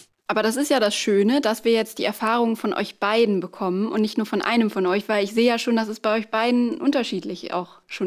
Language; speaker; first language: German; native; German